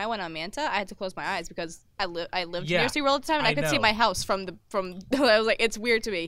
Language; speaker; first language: English; native; English